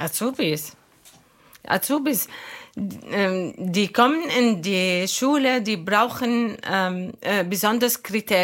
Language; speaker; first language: German; non-native, learner; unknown